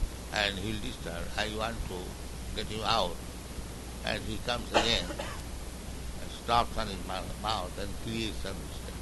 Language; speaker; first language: English; non-native, local second language; Bangla